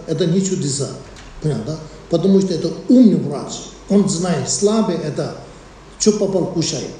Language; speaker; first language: Russian; non-native, learner; Tibetan